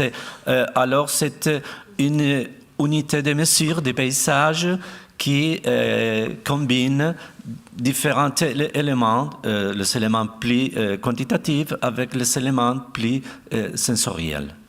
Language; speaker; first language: French; non-native, fluent; Spanish